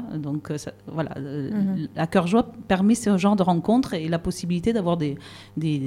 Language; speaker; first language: French; native; French